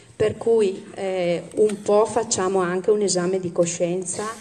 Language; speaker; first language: Italian; native; Italian